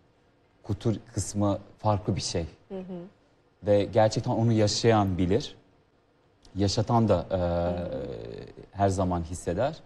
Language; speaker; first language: Turkish; non-native, fluent; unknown